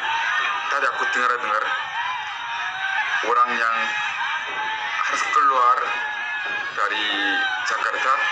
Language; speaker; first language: Indonesian; non-native, fluent; Korean